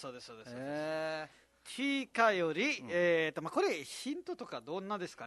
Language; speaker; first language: Japanese; non-native, fluent; Nepali